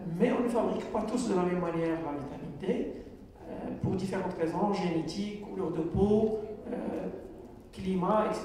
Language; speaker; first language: French; non-native, local second language; Arabic